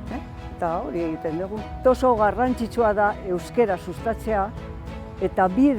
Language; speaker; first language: Basque; non-native, local second language; Spanish